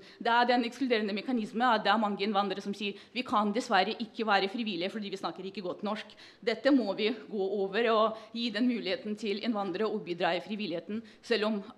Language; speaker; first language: Norwegian; non-native, fluent; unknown